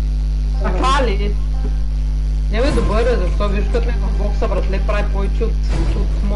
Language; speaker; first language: Bulgarian; native; Bulgarian